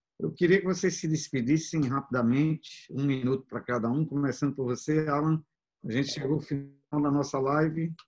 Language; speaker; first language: Portuguese; native; Portuguese